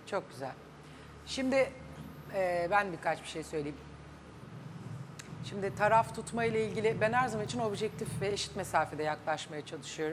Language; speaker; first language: Turkish; native; Turkish